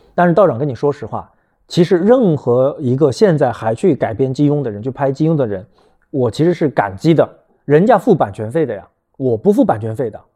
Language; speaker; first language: Chinese; native; Chinese